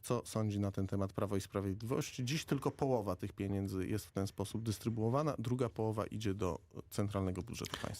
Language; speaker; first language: Polish; native; Polish